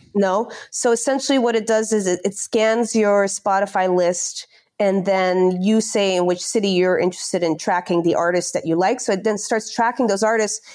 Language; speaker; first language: English; non-native, fluent; Dutch